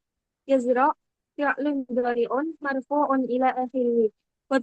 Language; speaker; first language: Arabic; non-native, learner; Indonesian